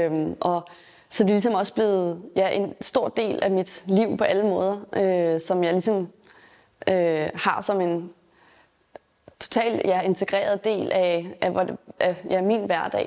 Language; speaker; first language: Danish; native; Danish